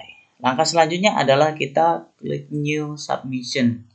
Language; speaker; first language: Indonesian; native; Indonesian